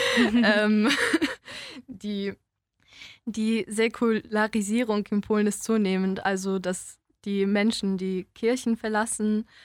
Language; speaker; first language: German; early bilingual, other home language; Polish